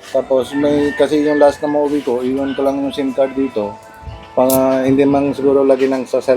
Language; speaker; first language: Filipino; non-native, learner; Punjabi